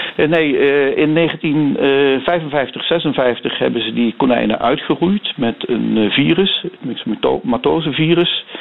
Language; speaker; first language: Dutch; native; Dutch